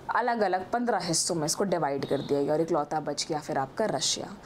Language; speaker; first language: Hindi; native; Hindi